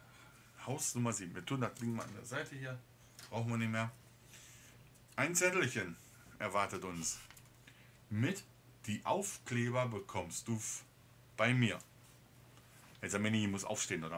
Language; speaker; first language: German; native; German